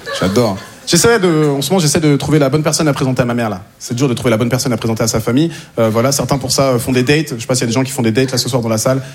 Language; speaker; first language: French; native; French